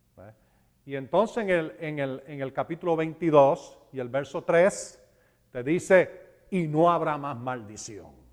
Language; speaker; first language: Spanish; early bilingual, heritage; Spanish